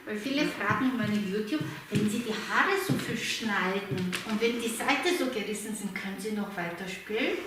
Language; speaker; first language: German; non-native, learner; Korean